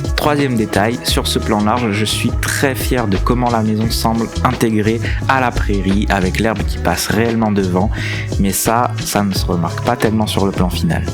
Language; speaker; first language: French; native; French